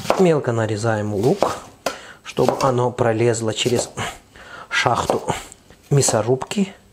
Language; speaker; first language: Russian; non-native, fluent; Azerbaijani